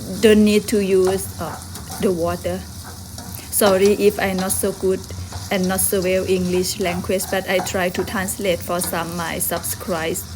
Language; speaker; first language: English; non-native, learner; Thai